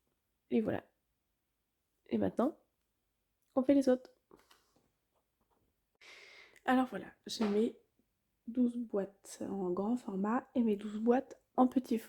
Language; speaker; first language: French; native; French